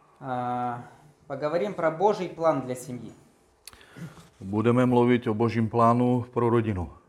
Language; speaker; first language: Czech; non-native, learner; Russian